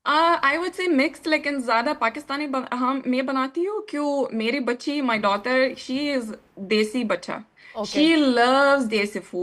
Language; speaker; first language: Hindi; non-native, learner; Lithuanian